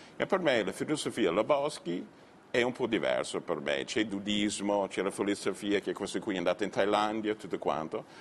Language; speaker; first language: Italian; non-native, learner; English